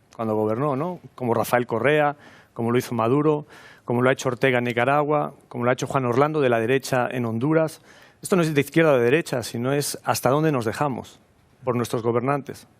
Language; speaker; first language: Spanish; native; Spanish